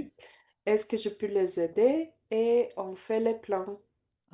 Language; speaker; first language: French; non-native, learner; Bulgarian